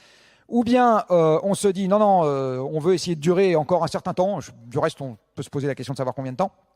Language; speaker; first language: French; native; French